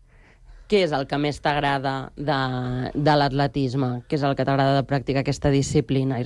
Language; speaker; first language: Catalan; native; Catalan